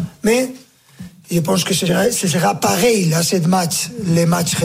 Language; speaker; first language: French; non-native, fluent; Spanish